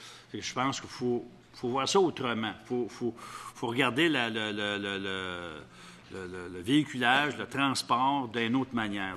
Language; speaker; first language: French; native; French